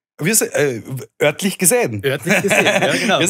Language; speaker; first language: German; native; German